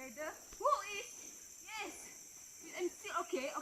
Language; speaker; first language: English; non-native, local second language; Malay